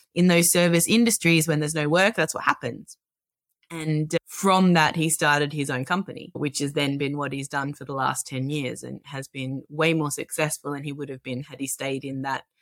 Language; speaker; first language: English; native; English